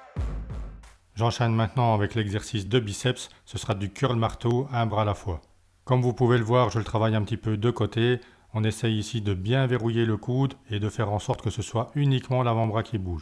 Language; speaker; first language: French; native; French